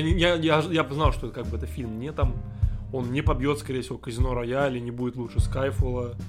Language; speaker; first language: Russian; native; Russian